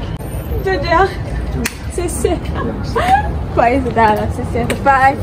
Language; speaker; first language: Chinese; non-native, fluent; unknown